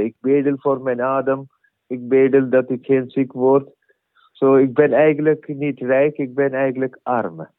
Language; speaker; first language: Dutch; non-native, learner; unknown